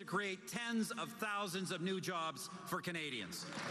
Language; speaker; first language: English; native; English